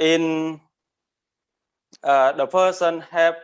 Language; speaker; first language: English; non-native, learner; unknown